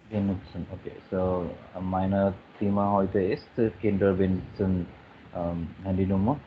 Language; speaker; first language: German; non-native, learner; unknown